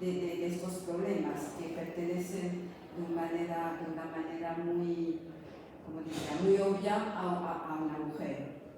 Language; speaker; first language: Spanish; non-native, fluent; French